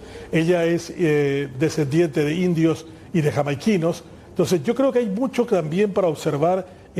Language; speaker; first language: Spanish; native; Spanish